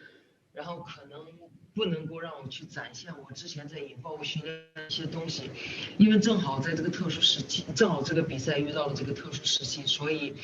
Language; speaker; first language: Chinese; native; Chinese